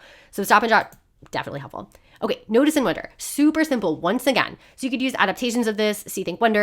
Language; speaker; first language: English; native; English